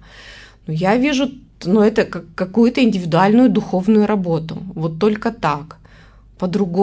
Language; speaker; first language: Russian; native; Russian